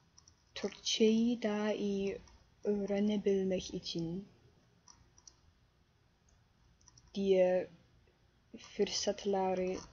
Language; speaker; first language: Turkish; non-native, learner; English